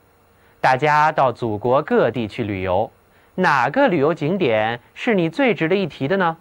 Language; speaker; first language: Chinese; native; Chinese